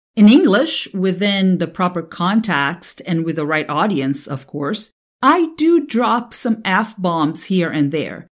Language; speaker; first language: English; non-native, fluent; Portuguese